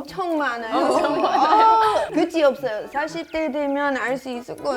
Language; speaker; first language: Korean; non-native, learner; English